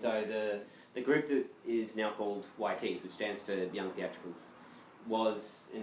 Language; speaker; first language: English; native; English